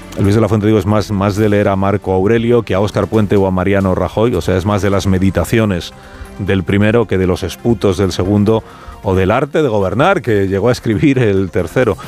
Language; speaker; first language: Spanish; native; Spanish